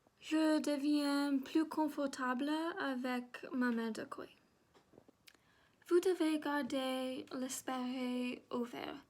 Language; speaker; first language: French; non-native, learner; English